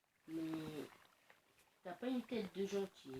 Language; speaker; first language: French; native; French